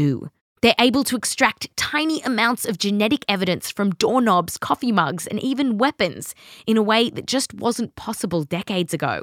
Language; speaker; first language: English; native; English